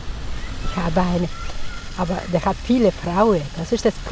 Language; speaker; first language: German; non-native, learner; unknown